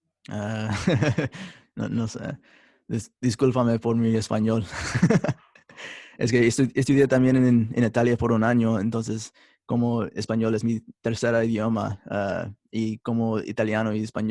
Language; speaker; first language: Spanish; early bilingual, heritage; Spanish